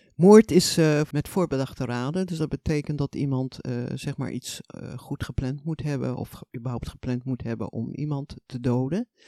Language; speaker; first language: Dutch; native; Dutch